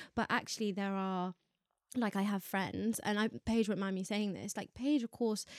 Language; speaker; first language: English; native; English